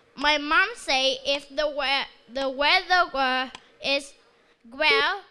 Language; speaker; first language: English; non-native, learner; Vietnamese